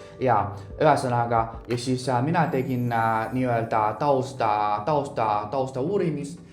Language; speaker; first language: Estonian; non-native, fluent; Chinese